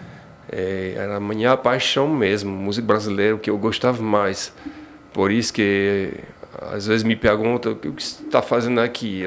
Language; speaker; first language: Portuguese; non-native, fluent; French